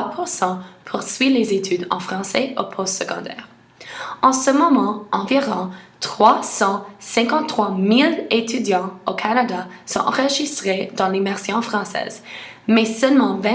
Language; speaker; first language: French; non-native, local second language; English